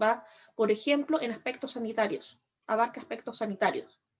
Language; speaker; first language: Spanish; native; Spanish